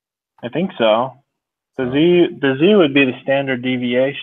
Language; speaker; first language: English; native; English